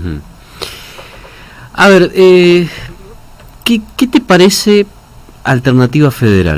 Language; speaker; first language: Spanish; native; Spanish